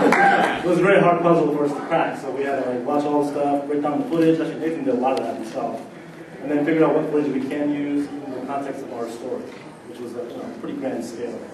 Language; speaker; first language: English; native; English